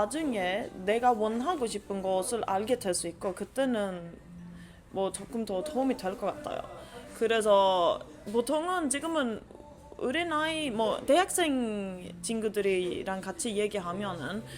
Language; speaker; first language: Korean; non-native, fluent; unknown